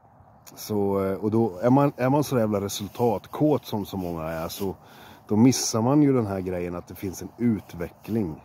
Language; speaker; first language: Swedish; native; Swedish